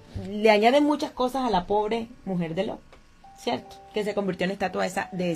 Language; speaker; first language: Spanish; native; Spanish